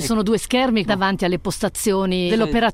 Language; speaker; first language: Italian; native; Italian